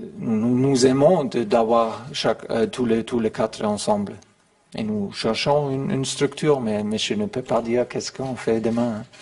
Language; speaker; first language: French; non-native, learner; German